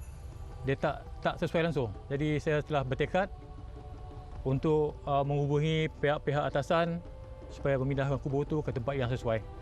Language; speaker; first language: Malay; native; Malay